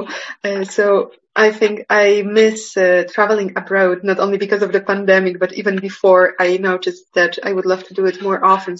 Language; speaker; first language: English; non-native, fluent; Polish